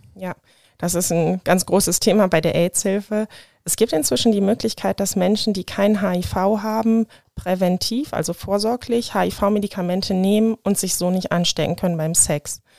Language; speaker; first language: German; native; German